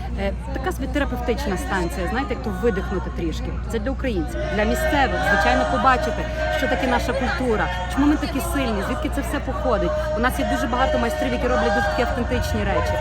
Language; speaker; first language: Ukrainian; native; Ukrainian